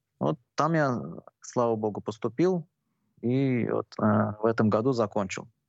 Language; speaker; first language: Russian; non-native, local second language; Azerbaijani